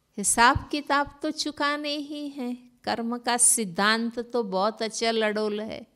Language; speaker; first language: Hindi; non-native, local second language; Gujarati